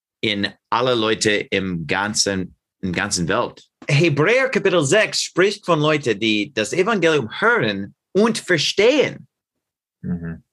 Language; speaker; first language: German; non-native, learner; English